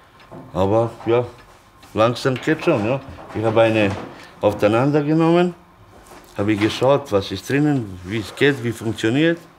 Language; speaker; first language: German; non-native, learner; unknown